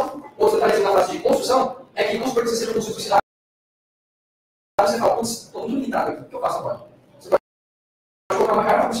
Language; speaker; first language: Portuguese; native; Portuguese